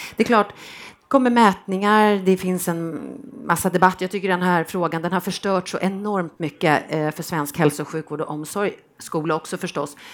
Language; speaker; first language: Swedish; native; Swedish